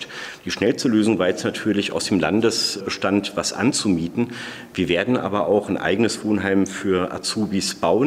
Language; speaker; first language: German; native; German